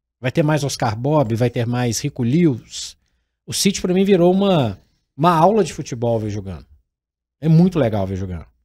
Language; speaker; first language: Portuguese; native; Portuguese